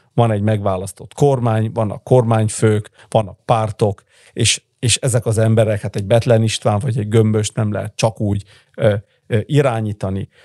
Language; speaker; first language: Hungarian; early bilingual, heritage; Italian